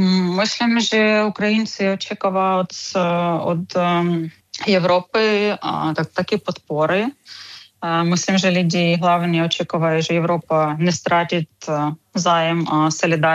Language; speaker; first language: Czech; non-native, learner; Ukrainian